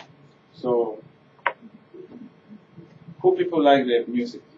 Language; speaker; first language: English; non-native, learner; Spanish